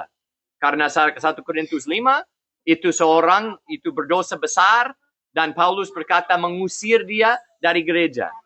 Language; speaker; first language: Indonesian; non-native, fluent; English